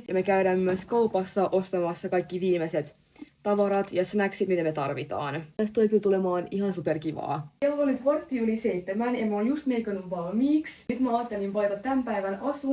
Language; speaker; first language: Finnish; native; Finnish